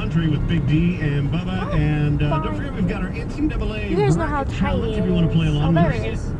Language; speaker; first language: English; native; English